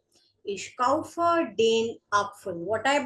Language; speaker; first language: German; non-native, fluent; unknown